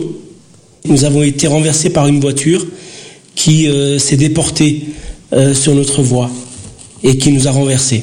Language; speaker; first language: French; early bilingual, other home language; Portuguese